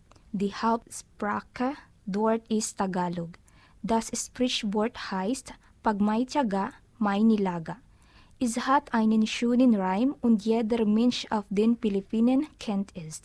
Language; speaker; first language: German; non-native, learner; Filipino